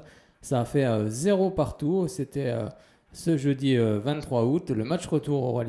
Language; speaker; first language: French; native; French